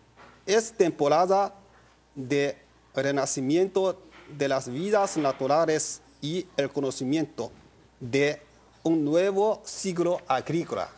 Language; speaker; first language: Spanish; non-native, learner; Chinese